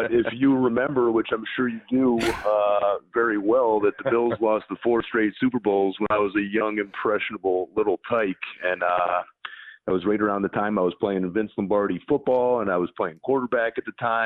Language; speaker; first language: English; native; English